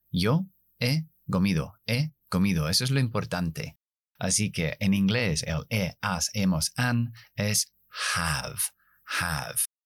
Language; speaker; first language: Spanish; non-native, fluent; English